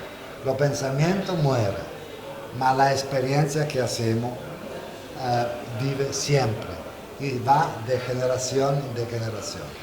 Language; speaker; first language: Spanish; non-native, fluent; Italian